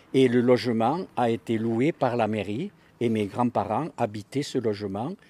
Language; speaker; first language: French; native; French